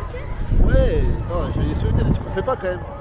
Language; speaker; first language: French; native; French